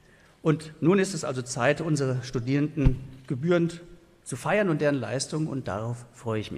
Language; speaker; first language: German; native; German